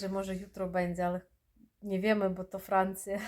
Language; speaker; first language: Polish; non-native, fluent; Ukrainian